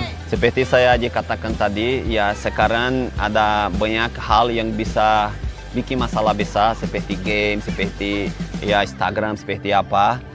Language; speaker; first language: Indonesian; non-native, fluent; Portuguese